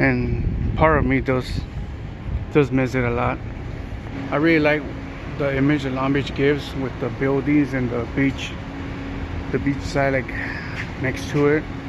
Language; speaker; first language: English; native; English